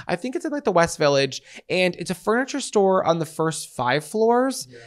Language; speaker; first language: English; native; English